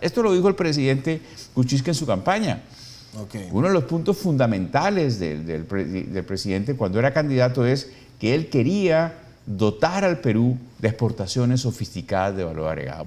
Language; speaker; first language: Spanish; native; Spanish